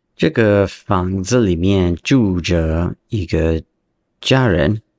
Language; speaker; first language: Chinese; non-native, learner; English